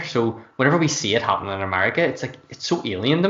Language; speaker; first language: English; native; English